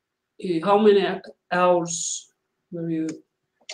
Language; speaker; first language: English; non-native, learner; Turkish